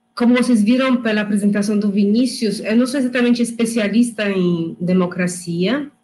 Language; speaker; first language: Portuguese; non-native, fluent; Polish